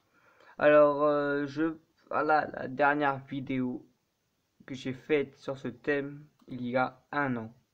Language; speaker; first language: French; native; French